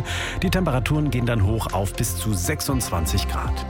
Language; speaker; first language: German; native; German